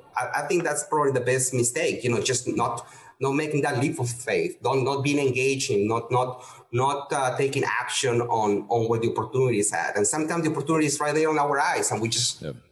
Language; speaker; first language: English; non-native, fluent; Spanish